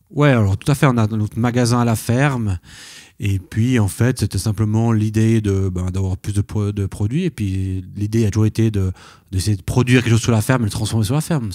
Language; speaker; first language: French; native; French